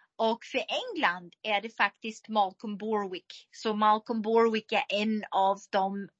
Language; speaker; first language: Swedish; non-native, fluent; German